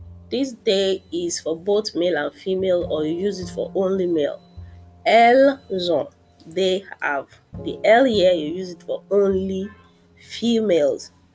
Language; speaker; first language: English; non-native, local second language; Yoruba